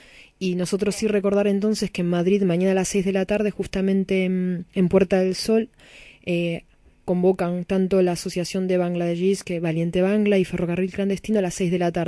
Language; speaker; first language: Spanish; native; Spanish